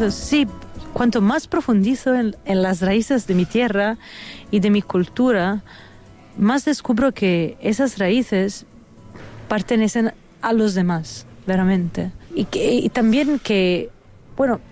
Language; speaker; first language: Spanish; non-native, fluent; Italian